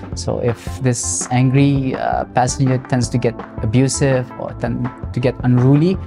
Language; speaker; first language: English; non-native, fluent; Malay